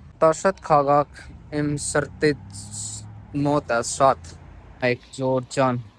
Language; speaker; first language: Armenian; non-native, learner; Hindi